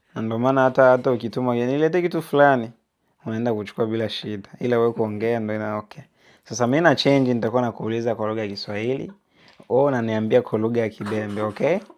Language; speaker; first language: Swahili; non-native, local second language; Bembe